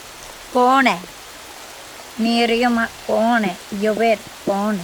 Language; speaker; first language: Spanish; non-native, local second language; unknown